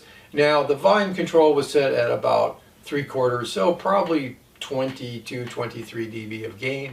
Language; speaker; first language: English; native; English